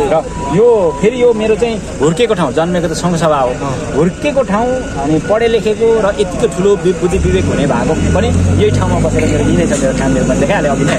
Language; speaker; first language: Nepali; native; Nepali